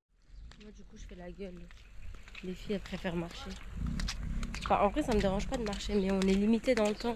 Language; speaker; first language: French; native; French